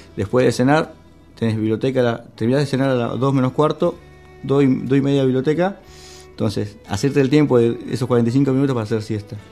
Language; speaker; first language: Spanish; native; Spanish